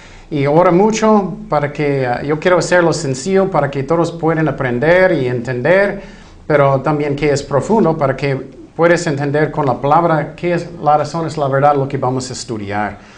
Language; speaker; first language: Spanish; non-native, fluent; English